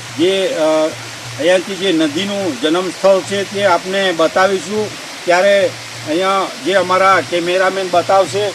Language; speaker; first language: Gujarati; native; Gujarati